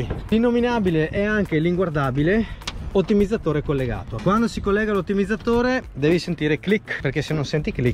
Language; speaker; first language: Italian; native; Italian